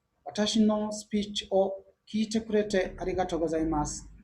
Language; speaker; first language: Japanese; non-native, learner; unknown